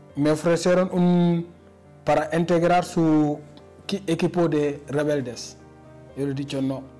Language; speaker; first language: Spanish; non-native, learner; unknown